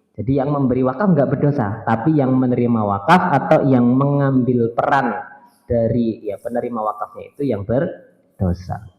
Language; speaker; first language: Indonesian; native; Indonesian